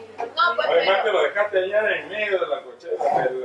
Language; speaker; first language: Spanish; native; Spanish